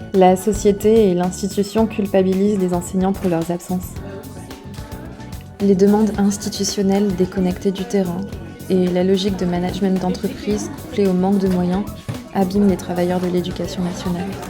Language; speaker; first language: French; native; French